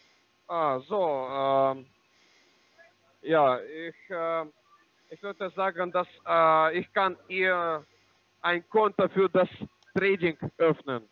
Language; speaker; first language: German; non-native, learner; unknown